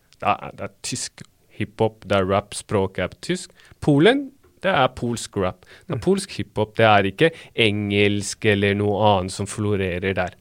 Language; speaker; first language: Norwegian; early bilingual, other home language; Baluchi